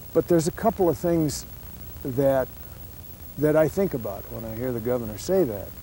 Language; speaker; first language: English; native; English